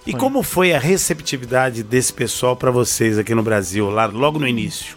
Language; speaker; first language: Portuguese; native; Portuguese